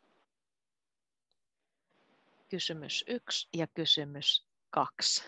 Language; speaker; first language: Finnish; native; Finnish